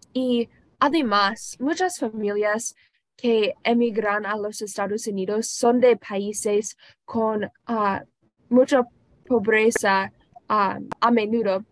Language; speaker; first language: Spanish; non-native, learner; English